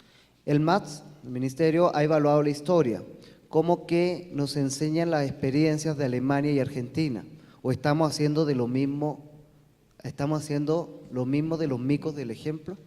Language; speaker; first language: Spanish; native; Spanish